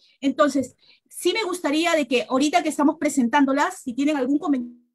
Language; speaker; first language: Spanish; native; Spanish